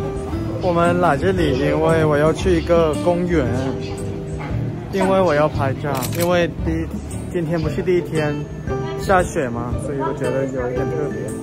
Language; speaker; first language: Chinese; non-native, fluent; Thai